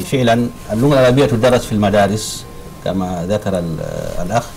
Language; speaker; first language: Arabic; non-native, fluent; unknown